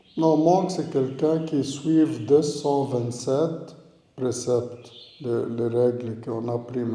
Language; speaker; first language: French; non-native, learner; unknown